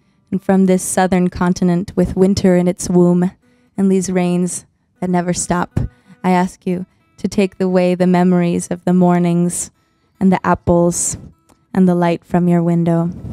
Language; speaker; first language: English; early bilingual, other home language; Spanish